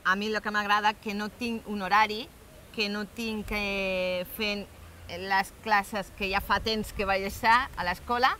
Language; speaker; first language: Catalan; non-native, local second language; Spanish